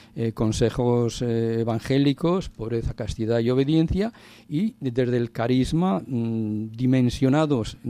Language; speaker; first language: Spanish; native; Spanish